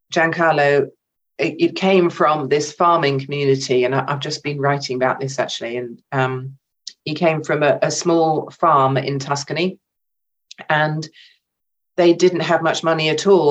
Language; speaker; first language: English; native; English